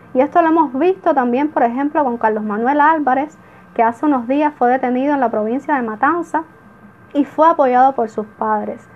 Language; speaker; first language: Spanish; native; Spanish